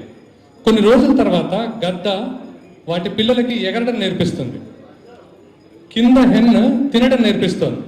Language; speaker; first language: Telugu; native; Telugu